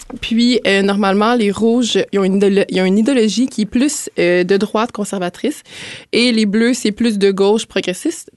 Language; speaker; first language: French; native; French